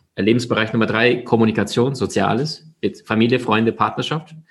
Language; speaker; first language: German; early bilingual, other home language; Russian